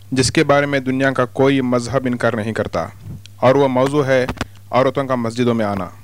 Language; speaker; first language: Urdu; native; Urdu